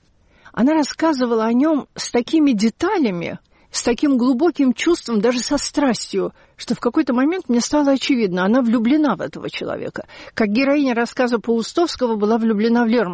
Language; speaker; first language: Russian; native; Russian